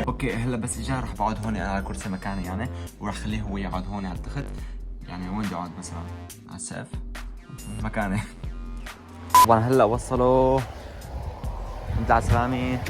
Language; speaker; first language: Arabic; native; Arabic